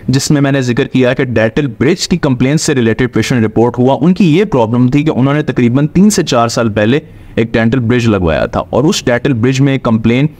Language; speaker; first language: Urdu; native; Urdu